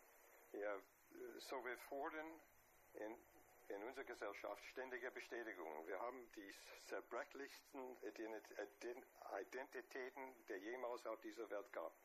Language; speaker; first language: German; non-native, fluent; English